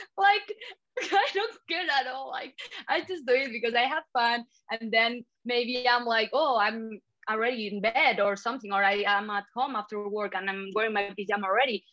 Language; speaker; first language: English; non-native, fluent; Spanish